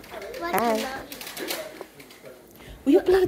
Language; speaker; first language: English; non-native, local second language; Cebuano